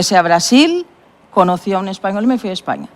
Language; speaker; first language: Spanish; non-native, fluent; Portuguese